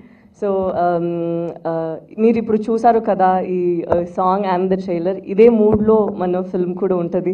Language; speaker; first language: Telugu; non-native, local second language; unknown